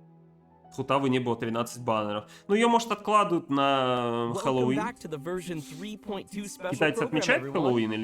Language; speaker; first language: Russian; native; Russian